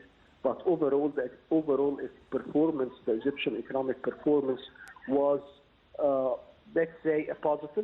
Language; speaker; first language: English; non-native, fluent; Arabic